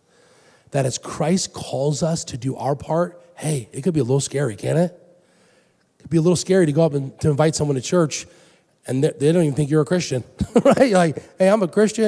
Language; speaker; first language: English; native; English